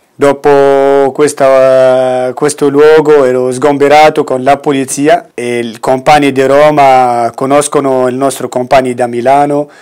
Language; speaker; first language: Italian; non-native, fluent; Arabic